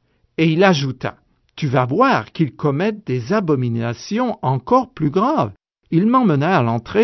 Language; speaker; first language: French; native; French